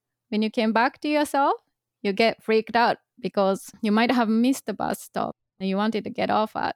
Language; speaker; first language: English; non-native, fluent; Japanese